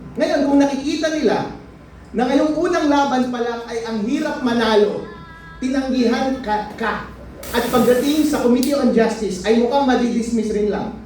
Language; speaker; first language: Filipino; non-native, local second language; Iloko